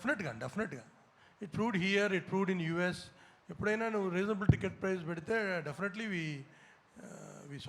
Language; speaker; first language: Telugu; native; Telugu